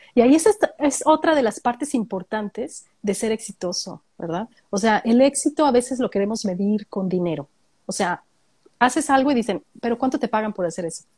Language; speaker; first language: Spanish; native; Spanish